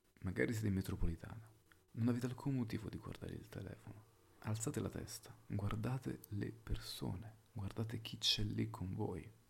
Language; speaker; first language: Italian; native; Italian